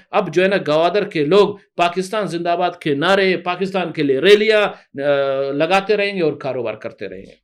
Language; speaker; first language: Urdu; non-native, local second language; Baluchi